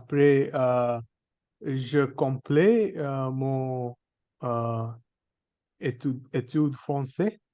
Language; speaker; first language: French; non-native, learner; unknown